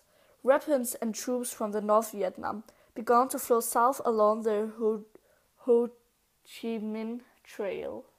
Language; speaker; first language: English; non-native, learner; Danish